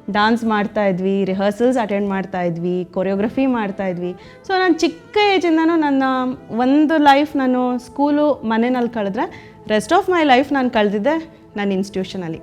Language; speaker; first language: Kannada; native; Kannada